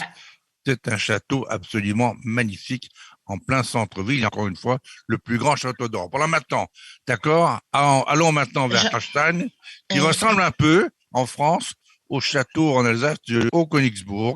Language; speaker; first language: French; native; French